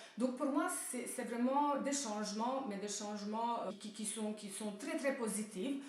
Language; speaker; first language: French; non-native, fluent; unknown